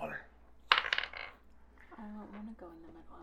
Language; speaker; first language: English; native; English